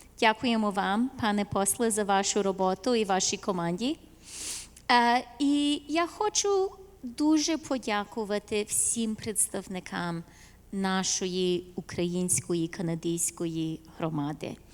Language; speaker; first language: Ukrainian; early bilingual, heritage; Ukrainian